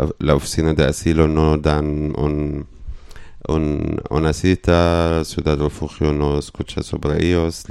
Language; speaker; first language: Spanish; non-native, learner; Arabic